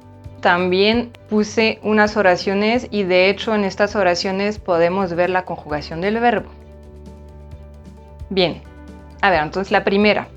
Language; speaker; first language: Spanish; non-native, fluent; French